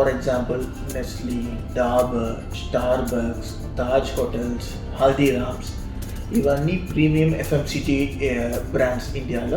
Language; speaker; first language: Telugu; non-native, learner; Tamil